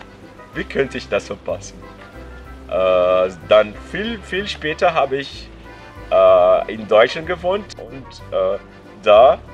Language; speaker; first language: German; non-native, fluent; Portuguese